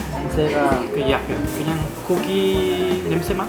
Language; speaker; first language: Korean; non-native, fluent; Vietnamese